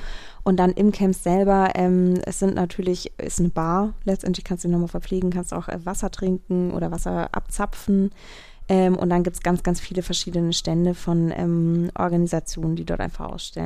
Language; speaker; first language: German; native; German